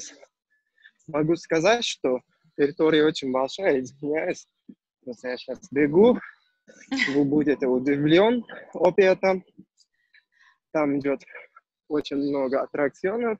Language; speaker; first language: Russian; non-native, learner; Turkish